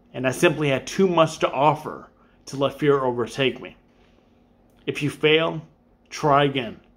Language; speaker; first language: English; native; English